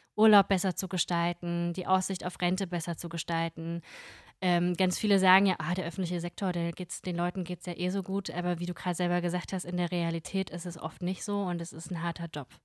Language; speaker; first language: German; early bilingual, other home language; Russian